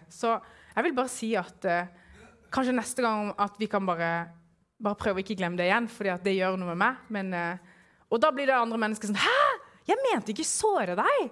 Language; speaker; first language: Norwegian; early bilingual, other home language; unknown